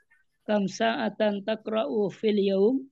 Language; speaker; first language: Arabic; non-native, learner; Indonesian